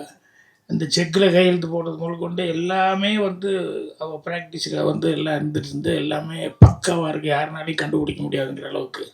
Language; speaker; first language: Tamil; native; Tamil